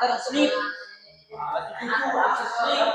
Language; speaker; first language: English; non-native, learner; Indonesian